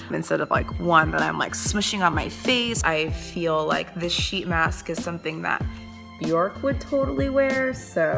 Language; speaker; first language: English; native; English